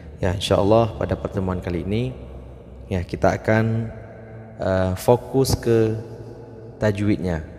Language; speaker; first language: Malay; native; Malay